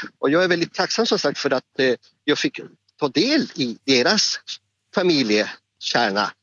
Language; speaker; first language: Swedish; non-native, fluent; Spanish